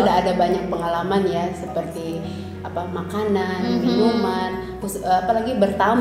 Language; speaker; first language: Indonesian; native; Indonesian